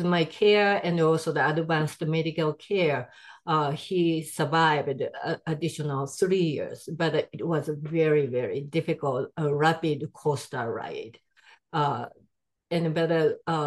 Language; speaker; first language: English; non-native, fluent; Japanese